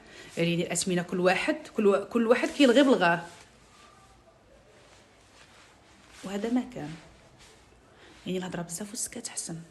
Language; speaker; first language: Arabic; native; Arabic